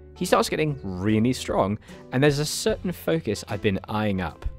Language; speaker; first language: English; native; English